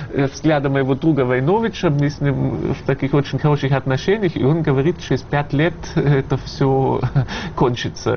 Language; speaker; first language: Russian; non-native, fluent; German